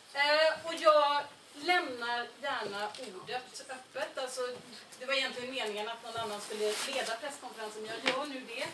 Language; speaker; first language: Swedish; native; Swedish